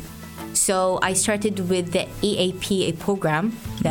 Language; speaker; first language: English; non-native, fluent; Arabic